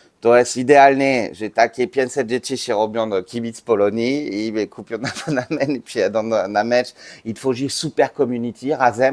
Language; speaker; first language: Polish; non-native, learner; French